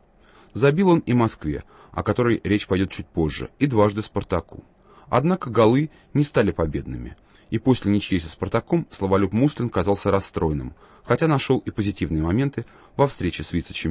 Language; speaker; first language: Russian; native; Russian